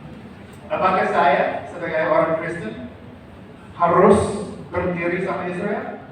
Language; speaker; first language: Indonesian; non-native, fluent; English